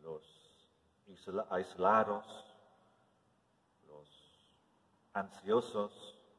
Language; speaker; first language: Spanish; non-native, learner; English